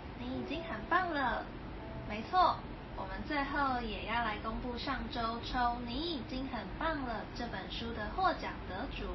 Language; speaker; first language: Chinese; native; Chinese